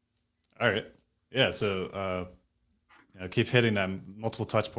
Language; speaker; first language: English; native; English